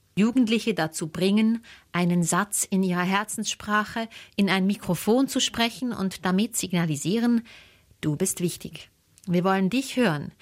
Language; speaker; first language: German; native; German